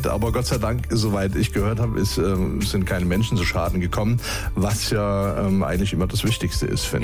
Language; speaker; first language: German; native; German